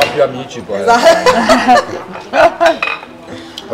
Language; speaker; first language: Italian; native; Italian